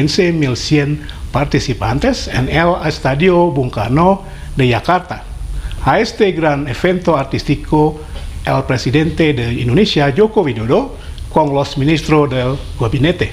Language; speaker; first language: Spanish; non-native, fluent; Indonesian